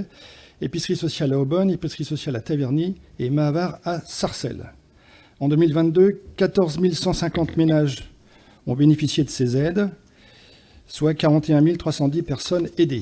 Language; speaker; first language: French; native; French